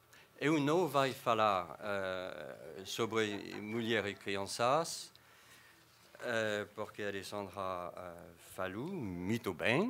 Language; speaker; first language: Portuguese; non-native, fluent; French